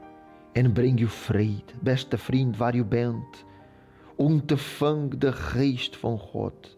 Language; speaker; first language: Dutch; non-native, local second language; Portuguese